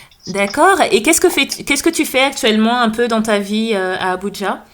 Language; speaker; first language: French; native; French